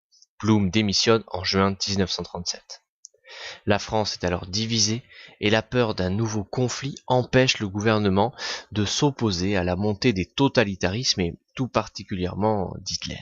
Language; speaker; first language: French; native; French